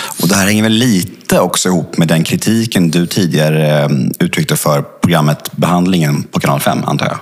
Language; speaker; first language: Swedish; native; Swedish